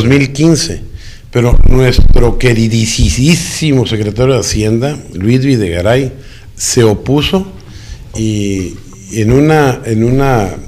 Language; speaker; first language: Spanish; native; Spanish